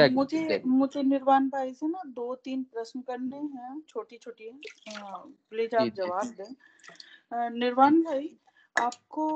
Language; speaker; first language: Hindi; native; Hindi